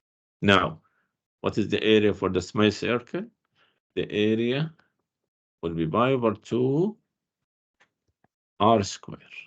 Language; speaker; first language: English; non-native, fluent; Arabic